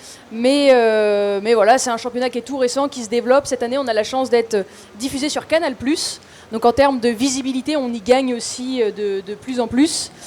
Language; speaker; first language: French; native; French